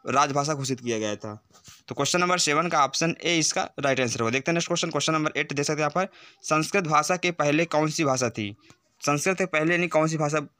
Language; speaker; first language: Hindi; native; Hindi